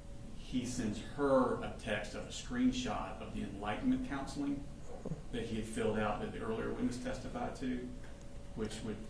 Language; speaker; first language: English; native; English